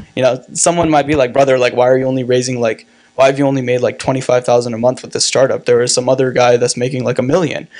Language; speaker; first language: English; native; English